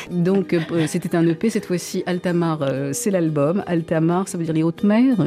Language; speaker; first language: French; native; French